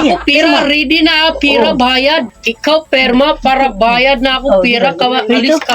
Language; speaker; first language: Filipino; non-native, local second language; Cebuano